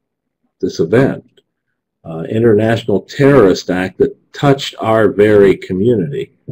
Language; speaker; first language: English; native; English